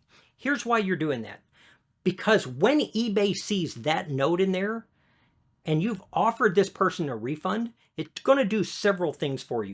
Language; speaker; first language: English; native; English